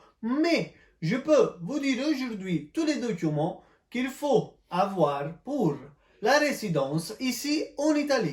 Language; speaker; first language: French; non-native, fluent; Italian